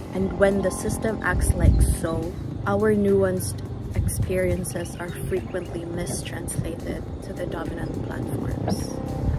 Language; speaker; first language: English; non-native, local second language; Waray